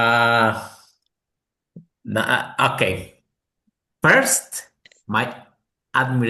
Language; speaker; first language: English; non-native, learner; Spanish